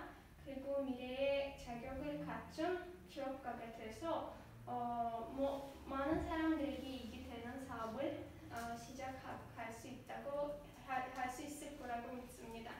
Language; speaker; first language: Korean; non-native, learner; Azerbaijani